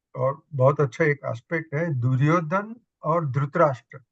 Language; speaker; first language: Hindi; non-native, local second language; Gujarati